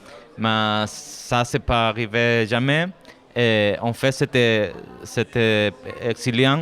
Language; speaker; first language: French; non-native, learner; Spanish